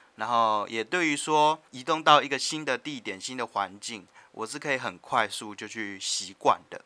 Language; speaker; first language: Chinese; native; Chinese